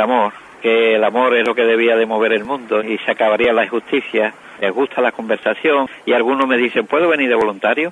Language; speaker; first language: Spanish; native; Spanish